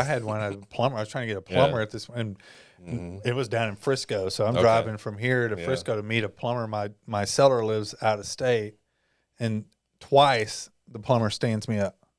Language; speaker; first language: English; native; English